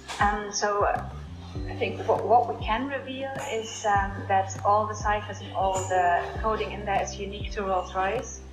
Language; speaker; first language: English; non-native, fluent; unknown